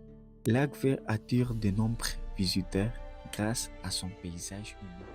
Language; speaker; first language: French; non-native, local second language; Swahili